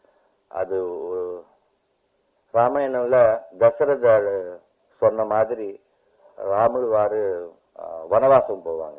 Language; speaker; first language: Tamil; non-native, learner; Telugu